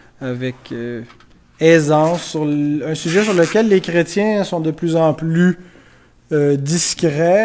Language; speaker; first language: French; native; French